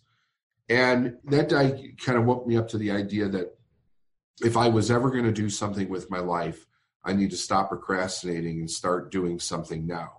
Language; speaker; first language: English; native; English